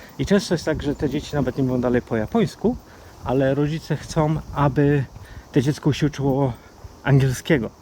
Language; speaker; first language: Polish; native; Polish